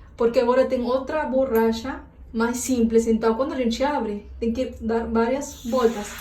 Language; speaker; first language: Portuguese; non-native, learner; Spanish